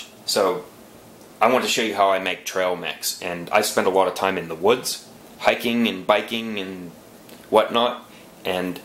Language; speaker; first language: English; native; English